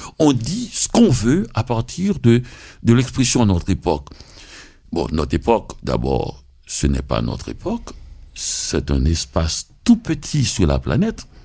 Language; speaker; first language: French; non-native, local second language; Haitian Creole